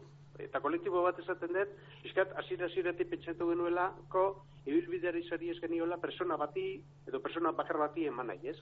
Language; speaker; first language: Basque; native; Basque